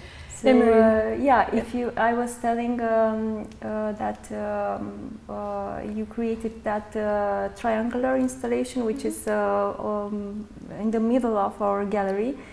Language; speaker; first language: English; non-native, fluent; Romanian